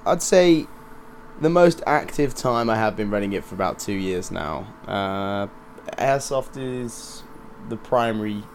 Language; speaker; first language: English; native; English